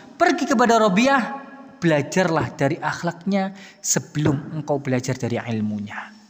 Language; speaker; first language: Indonesian; native; Indonesian